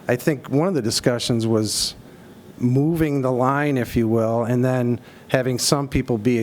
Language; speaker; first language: English; native; English